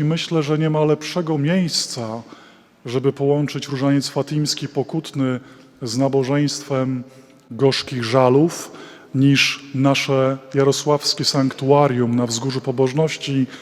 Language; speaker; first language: Polish; native; Polish